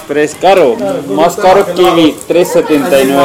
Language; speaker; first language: Spanish; non-native, learner; Urdu